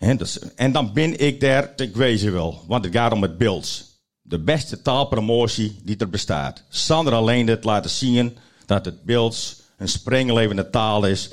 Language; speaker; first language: Dutch; non-native, local second language; Western Frisian